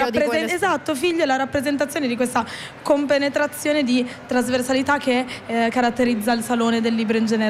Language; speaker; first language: Italian; native; Italian